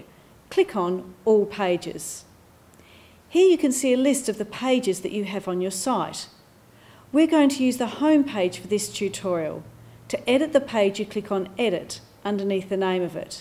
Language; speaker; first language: English; native; English